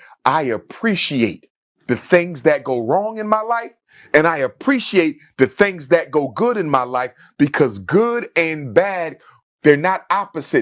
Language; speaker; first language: English; native; English